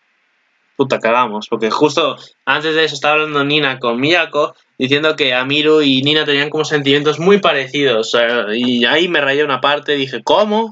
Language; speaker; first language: Spanish; native; Spanish